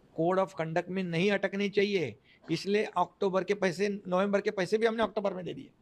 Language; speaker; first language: Hindi; non-native, local second language; Marathi